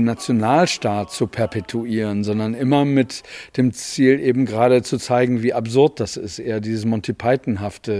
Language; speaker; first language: German; native; German